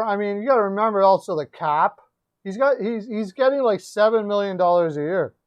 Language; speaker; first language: English; native; English